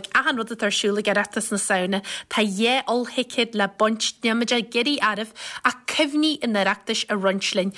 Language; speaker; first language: Irish; native; Irish